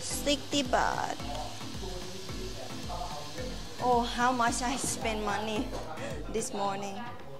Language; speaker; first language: English; non-native, learner; Thai